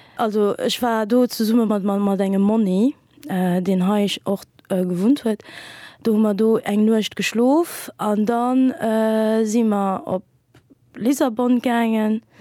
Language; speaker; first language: Luxembourgish; early bilingual, other home language; Kabuverdianu